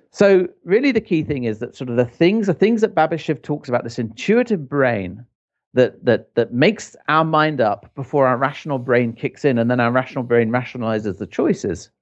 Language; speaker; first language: English; native; English